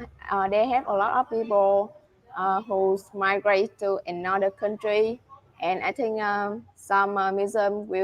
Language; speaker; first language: English; non-native, learner; Vietnamese